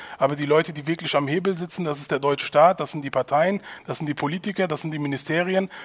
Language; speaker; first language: German; native; German